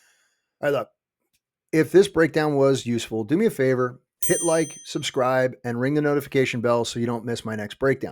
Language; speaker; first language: English; native; English